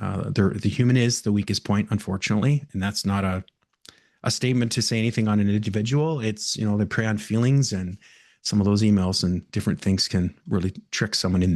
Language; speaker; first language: English; native; English